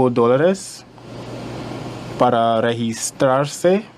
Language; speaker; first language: Spanish; non-native, learner; English